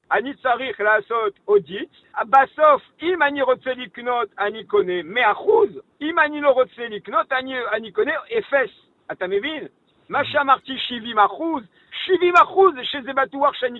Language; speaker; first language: Hebrew; non-native, learner; French